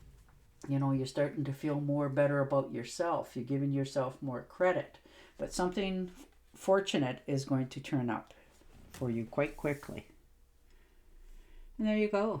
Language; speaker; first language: English; native; English